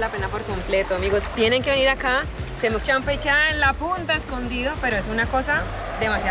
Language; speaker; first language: Spanish; native; Spanish